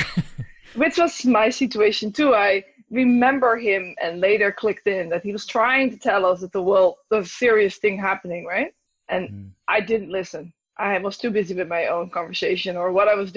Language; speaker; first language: English; non-native, fluent; Dutch